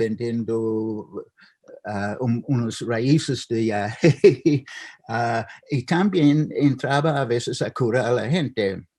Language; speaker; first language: Spanish; non-native, fluent; English